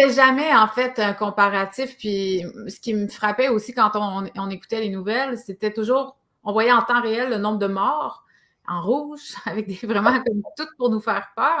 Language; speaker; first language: French; native; French